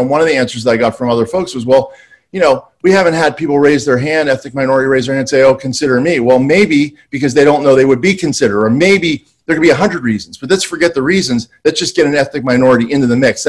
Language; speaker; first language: English; native; English